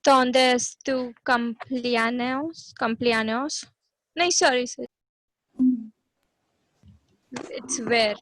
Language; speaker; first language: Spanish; non-native, learner; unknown